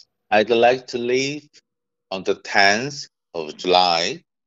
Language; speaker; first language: English; non-native, learner; Korean